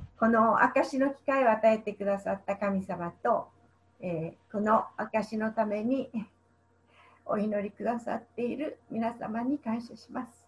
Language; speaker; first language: Japanese; native; Japanese